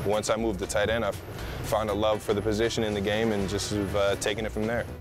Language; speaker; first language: English; native; English